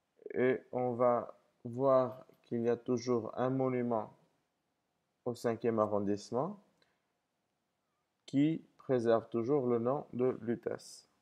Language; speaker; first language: French; non-native, fluent; English